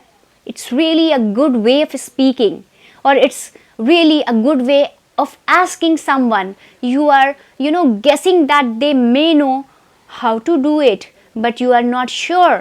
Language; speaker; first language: English; non-native, fluent; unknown